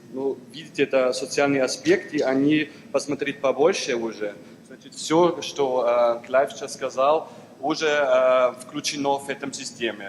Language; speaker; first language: Russian; non-native, learner; German